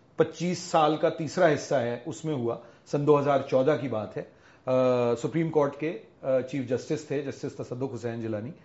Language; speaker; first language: Urdu; native; Urdu